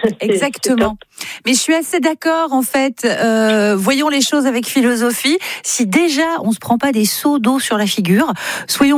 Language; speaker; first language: French; native; French